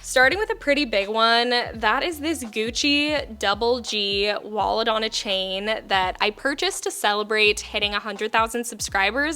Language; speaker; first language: English; native; English